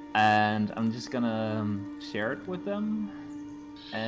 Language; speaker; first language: English; native; English